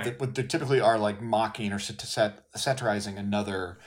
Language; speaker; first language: English; native; English